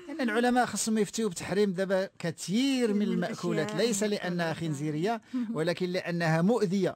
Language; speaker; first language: Arabic; native; Arabic